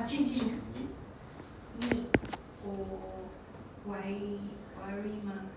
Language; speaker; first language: Japanese; non-native, learner; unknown